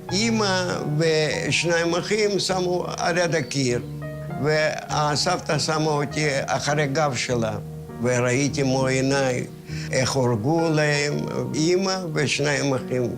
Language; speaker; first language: Hebrew; non-native, fluent; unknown